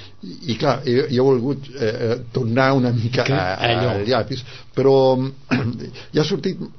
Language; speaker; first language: Catalan; non-native, fluent; Spanish